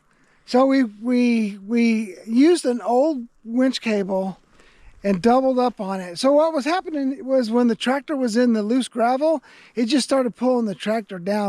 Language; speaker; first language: English; native; English